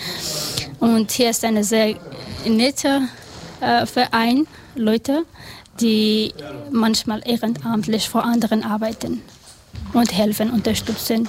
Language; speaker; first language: German; non-native, learner; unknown